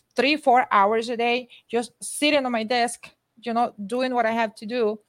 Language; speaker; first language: English; non-native, fluent; Spanish